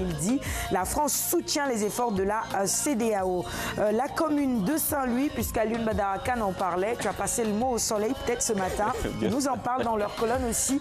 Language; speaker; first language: French; non-native, local second language; Wolof